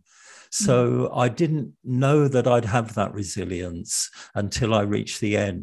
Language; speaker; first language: English; native; English